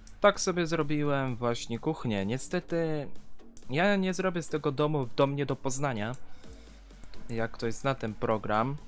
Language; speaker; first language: Polish; native; Polish